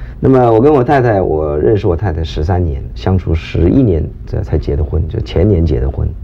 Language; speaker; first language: Chinese; early bilingual, heritage; Chinese